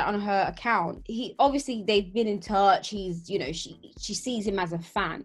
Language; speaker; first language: English; native; English